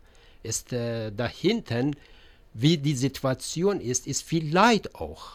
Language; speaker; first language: German; non-native, learner; Persian